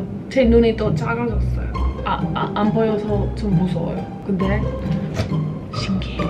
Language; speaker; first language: Korean; non-native, fluent; English